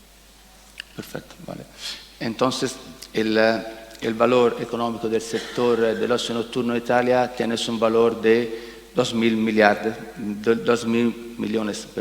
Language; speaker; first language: Spanish; non-native, learner; Italian